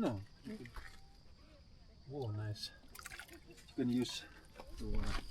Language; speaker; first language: English; non-native, learner; Indonesian